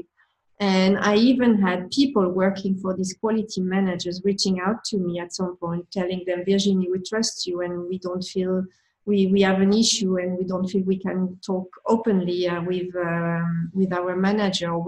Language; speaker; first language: English; non-native, fluent; French